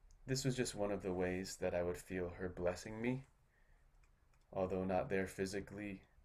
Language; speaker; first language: English; native; English